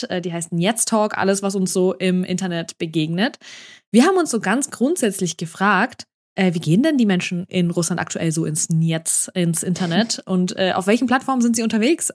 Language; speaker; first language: German; early bilingual, other home language; Russian